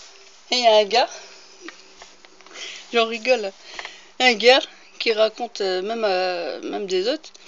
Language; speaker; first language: French; early bilingual, other home language; Arabic